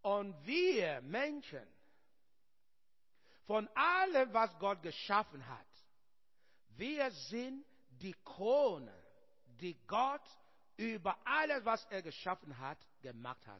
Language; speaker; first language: German; non-native, learner; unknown